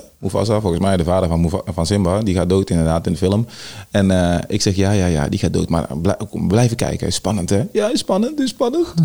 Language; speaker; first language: Dutch; early bilingual, other home language; Sranan Tongo